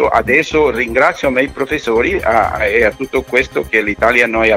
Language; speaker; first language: Italian; non-native, fluent; Spanish